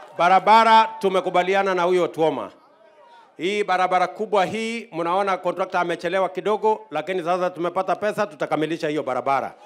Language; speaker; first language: Swahili; non-native, local second language; Kalenjin